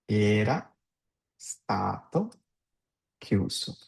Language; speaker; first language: Italian; non-native, fluent; Tamil